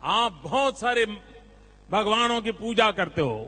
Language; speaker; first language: Hindi; non-native, local second language; Gujarati